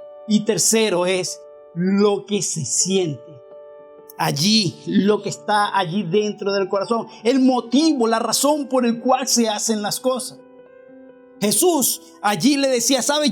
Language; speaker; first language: Spanish; native; Spanish